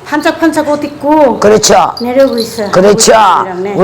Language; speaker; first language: Korean; non-native, fluent; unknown